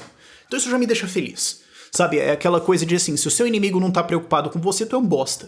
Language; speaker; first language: Portuguese; native; Portuguese